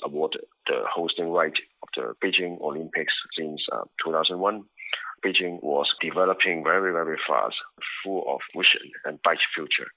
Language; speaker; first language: English; non-native, local second language; Cantonese